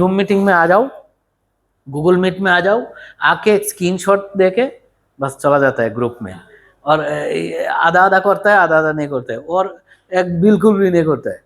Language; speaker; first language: Hindi; non-native, learner; Bangla